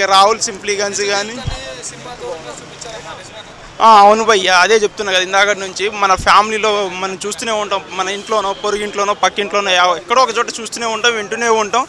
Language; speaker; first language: Telugu; native; Telugu